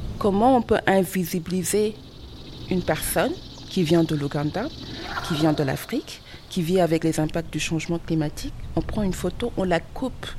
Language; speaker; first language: French; non-native, local second language; Wolof